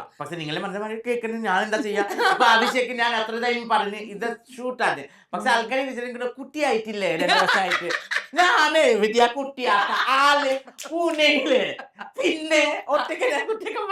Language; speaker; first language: Malayalam; non-native, fluent; Assamese